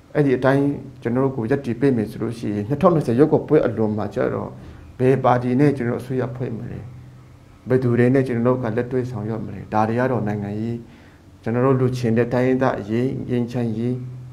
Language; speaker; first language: Burmese; non-native, local second language; Hakha Chin